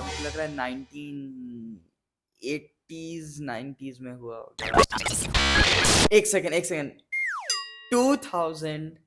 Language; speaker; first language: Hindi; early bilingual, heritage; English